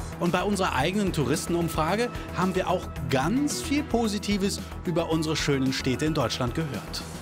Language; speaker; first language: German; native; German